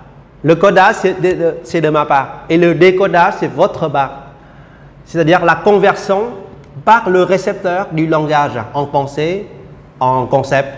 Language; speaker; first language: French; non-native, fluent; Vietnamese